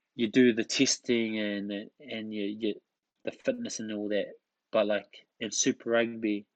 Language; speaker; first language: English; early bilingual, other home language; Tongan